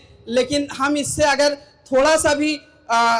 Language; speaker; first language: Hindi; native; Hindi